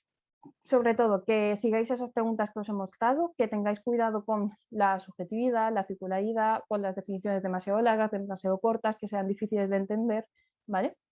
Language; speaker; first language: Spanish; native; Spanish